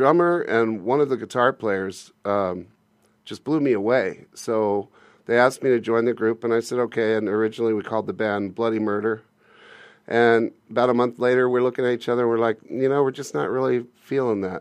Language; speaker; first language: English; native; English